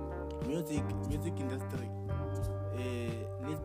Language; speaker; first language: English; non-native, local second language; Venda